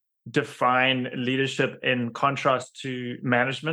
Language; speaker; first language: English; native; English